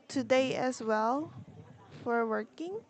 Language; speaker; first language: English; non-native, learner; Korean